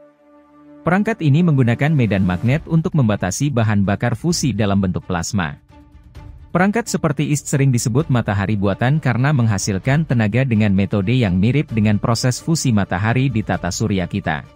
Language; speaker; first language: Indonesian; native; Indonesian